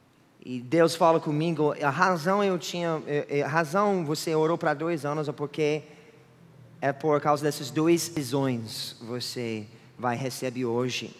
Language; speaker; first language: Portuguese; non-native, fluent; English